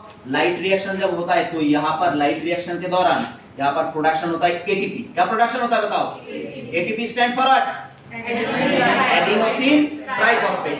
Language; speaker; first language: Hindi; non-native, local second language; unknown